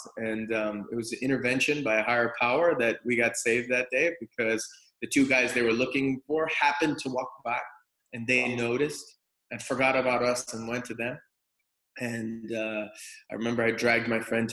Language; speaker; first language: English; native; English